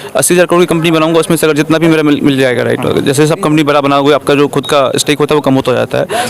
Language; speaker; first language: Hindi; non-native, local second language; Maithili